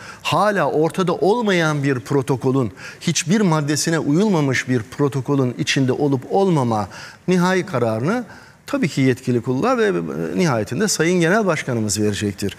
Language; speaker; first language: Turkish; native; Turkish